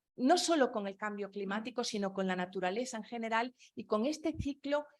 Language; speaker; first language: Spanish; non-native, local second language; Galician